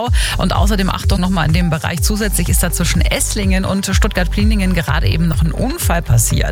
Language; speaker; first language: German; native; German